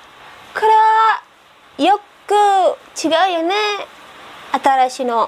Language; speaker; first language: Japanese; non-native, learner; Indonesian